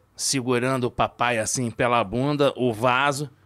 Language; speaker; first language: Portuguese; native; Portuguese